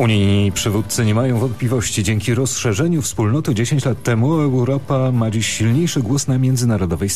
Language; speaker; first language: Polish; native; Polish